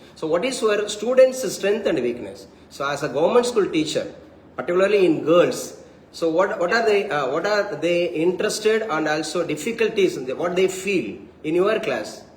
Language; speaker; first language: English; non-native, local second language; Tamil